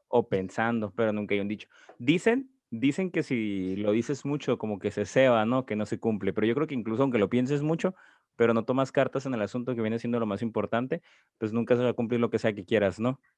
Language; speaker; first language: Spanish; native; Spanish